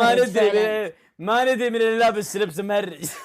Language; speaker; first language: Arabic; native; Arabic